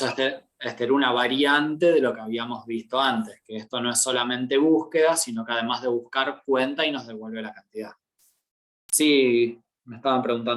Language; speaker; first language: Spanish; native; Spanish